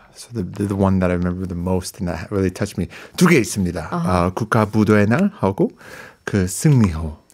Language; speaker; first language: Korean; non-native, fluent; English